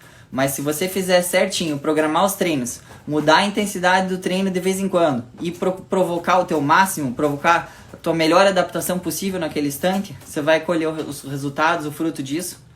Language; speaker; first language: Portuguese; native; Portuguese